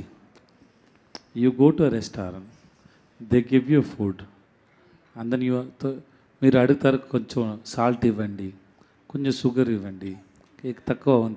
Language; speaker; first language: Telugu; non-native, learner; Tamil